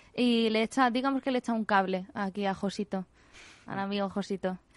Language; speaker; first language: Spanish; native; Spanish